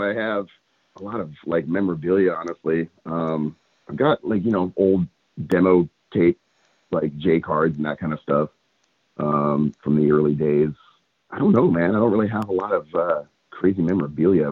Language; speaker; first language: English; native; English